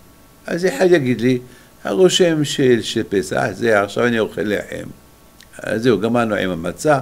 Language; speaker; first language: Hebrew; non-native, fluent; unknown